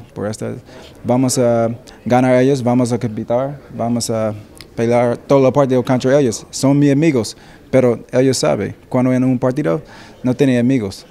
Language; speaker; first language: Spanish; non-native, learner; English